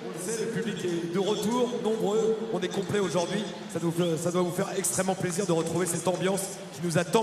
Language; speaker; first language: French; native; French